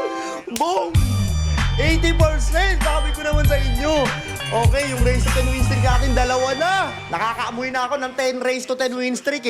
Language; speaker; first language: Filipino; native; Filipino